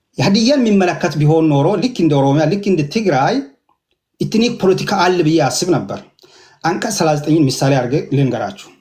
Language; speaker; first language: Amharic; non-native, local second language; Hadiyya